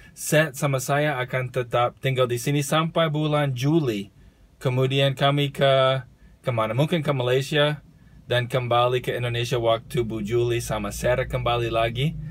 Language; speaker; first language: Indonesian; non-native, fluent; English